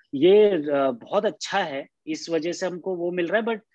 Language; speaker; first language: Hindi; native; Hindi